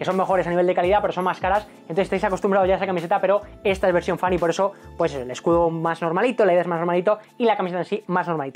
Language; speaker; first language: Spanish; native; Spanish